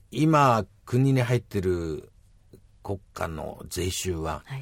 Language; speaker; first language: Japanese; native; Japanese